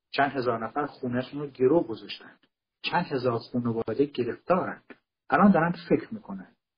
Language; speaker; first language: Persian; non-native, local second language; Kurdish